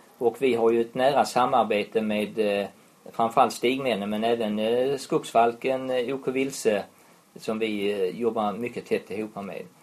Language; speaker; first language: Swedish; native; Swedish